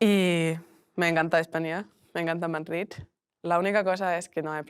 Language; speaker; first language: Spanish; non-native, learner; Finnish